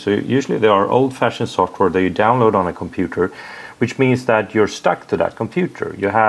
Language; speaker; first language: English; non-native, fluent; Swedish